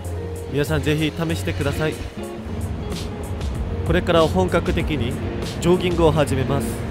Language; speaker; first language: Japanese; non-native, fluent; Korean